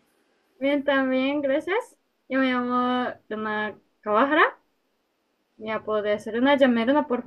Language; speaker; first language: Spanish; non-native, learner; Japanese